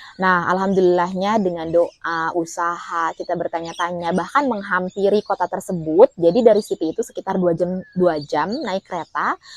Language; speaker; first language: Indonesian; native; Indonesian